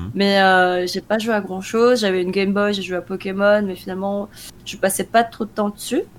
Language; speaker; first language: French; early bilingual, other home language; Korean